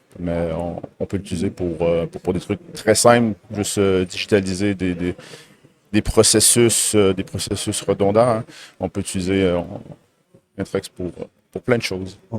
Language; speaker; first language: French; native; French